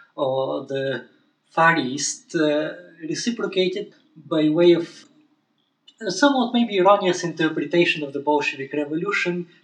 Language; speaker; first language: English; non-native, fluent; Bulgarian